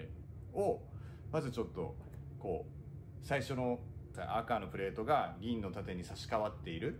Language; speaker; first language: Japanese; native; Japanese